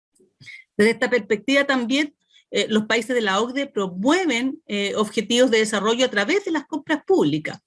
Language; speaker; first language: Spanish; native; Spanish